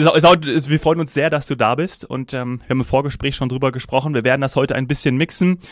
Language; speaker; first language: German; native; German